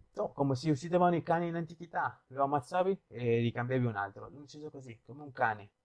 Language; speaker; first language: Italian; non-native, fluent; Spanish